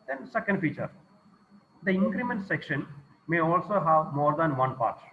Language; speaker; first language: English; non-native, local second language; Malayalam